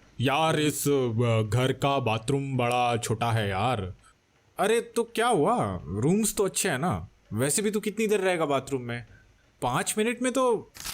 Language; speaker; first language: Hindi; non-native, local second language; Bangla